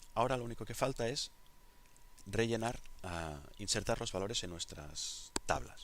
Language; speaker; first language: Spanish; native; Spanish